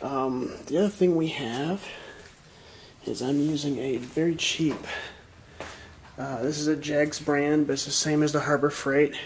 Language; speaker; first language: English; native; English